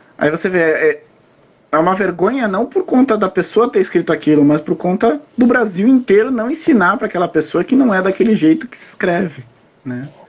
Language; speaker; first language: Portuguese; native; Portuguese